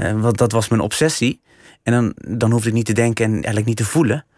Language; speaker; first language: Dutch; native; Dutch